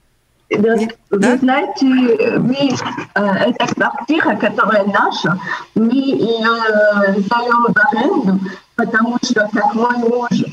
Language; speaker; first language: Russian; early bilingual, heritage; Russian